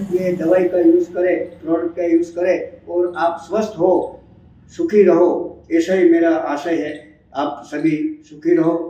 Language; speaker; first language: Hindi; non-native, local second language; Gujarati